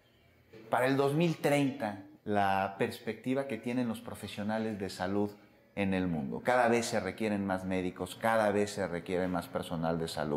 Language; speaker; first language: Spanish; native; Spanish